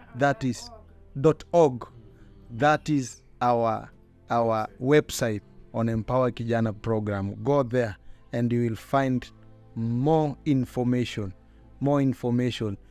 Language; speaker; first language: English; non-native, local second language; Luyia